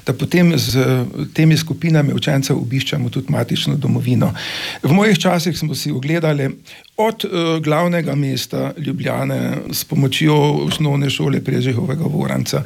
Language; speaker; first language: Slovenian; native; Slovenian